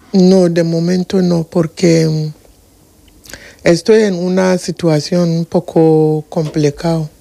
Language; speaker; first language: Spanish; non-native, learner; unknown